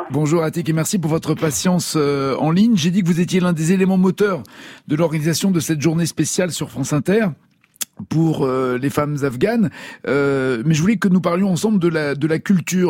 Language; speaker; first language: French; native; French